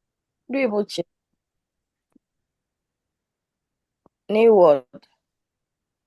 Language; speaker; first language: Chinese; non-native, learner; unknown